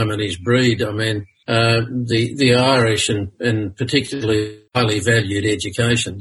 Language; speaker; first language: English; native; English